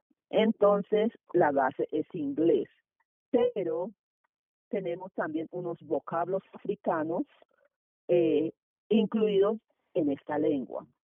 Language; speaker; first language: Spanish; non-native, local second language; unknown